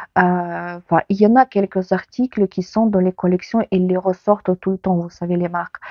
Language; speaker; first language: French; non-native, fluent; Ukrainian